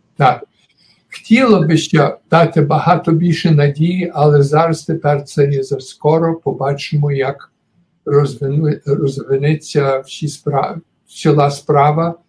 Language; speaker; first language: Ukrainian; early bilingual, heritage; Ukrainian